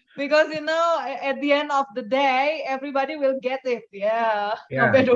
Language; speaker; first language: English; non-native, fluent; Indonesian